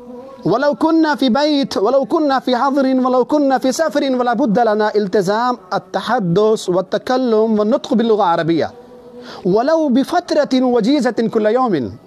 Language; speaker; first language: Arabic; non-native, fluent; Urdu